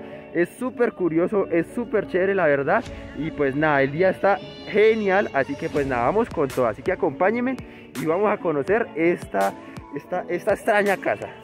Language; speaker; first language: Spanish; native; Spanish